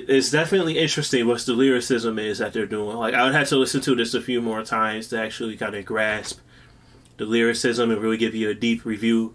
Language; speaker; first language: English; native; English